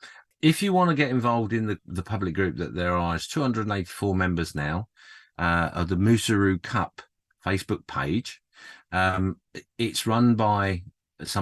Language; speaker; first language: English; native; English